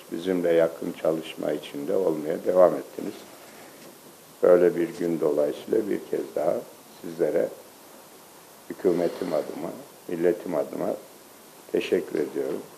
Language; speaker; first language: Turkish; native; Turkish